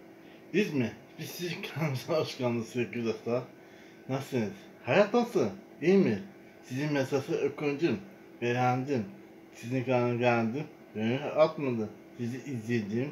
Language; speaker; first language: Turkish; non-native, learner; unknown